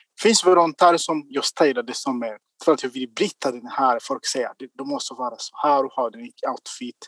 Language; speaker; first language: Swedish; non-native, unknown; Kinyarwanda